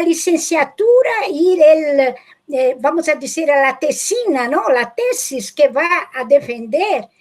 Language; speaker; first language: Spanish; non-native, fluent; Portuguese